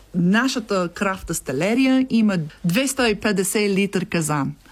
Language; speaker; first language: Bulgarian; non-native, learner; English